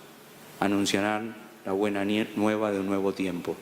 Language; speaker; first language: Spanish; native; Spanish